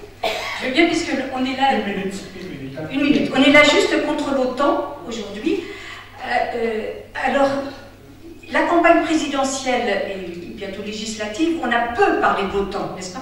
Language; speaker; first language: French; native; French